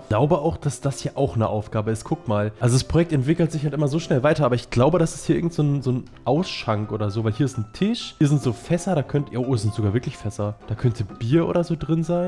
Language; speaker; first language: German; native; German